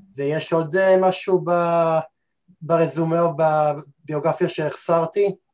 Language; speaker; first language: Hebrew; native; Hebrew